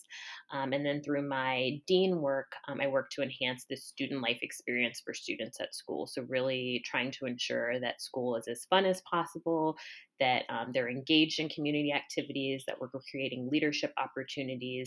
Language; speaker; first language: English; native; English